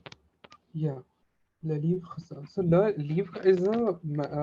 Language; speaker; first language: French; non-native, learner; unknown